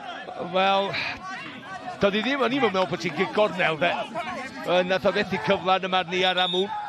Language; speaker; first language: Welsh; native; Welsh